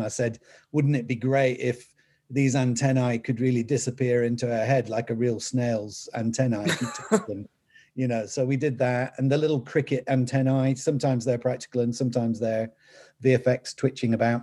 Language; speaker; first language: English; native; English